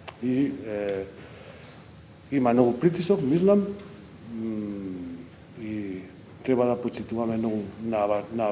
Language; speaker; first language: Macedonian; non-native, learner; Spanish